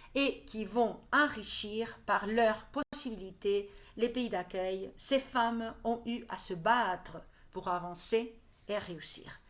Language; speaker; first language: French; non-native, fluent; Spanish